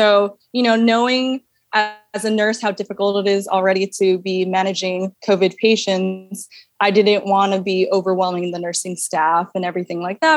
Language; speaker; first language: English; native; English